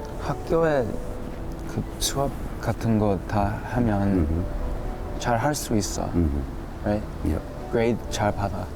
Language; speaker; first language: Korean; early bilingual, heritage; English